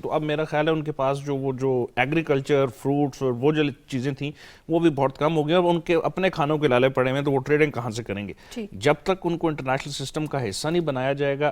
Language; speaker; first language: Urdu; native; Urdu